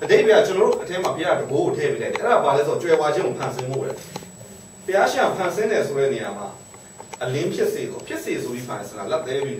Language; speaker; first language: Burmese; non-native, local second language; Hakha Chin